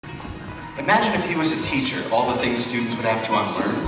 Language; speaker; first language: English; native; English